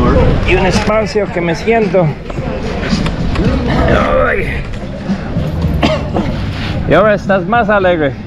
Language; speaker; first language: Spanish; non-native, learner; English